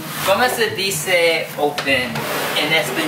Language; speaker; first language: Spanish; non-native, learner; English